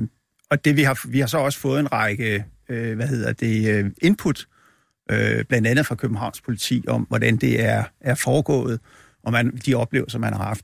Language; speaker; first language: Danish; native; Danish